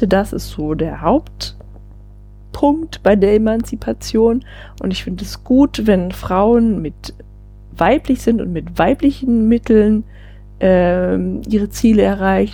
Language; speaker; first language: German; native; German